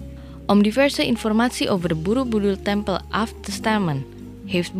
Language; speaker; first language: Dutch; non-native, learner; Indonesian